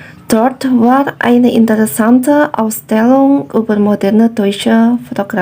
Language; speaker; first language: German; non-native, fluent; Indonesian